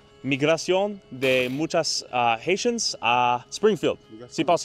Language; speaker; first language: Spanish; non-native, learner; English